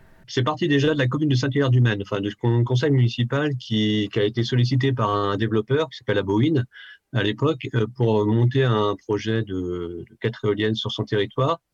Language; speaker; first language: French; native; French